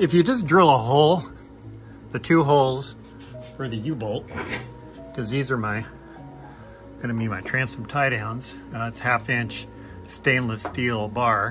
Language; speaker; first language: English; native; English